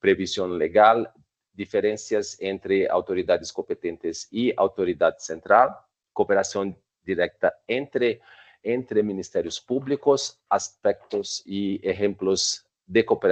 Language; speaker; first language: Spanish; non-native, fluent; Portuguese